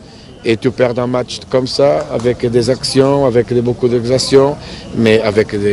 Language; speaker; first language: French; non-native, fluent; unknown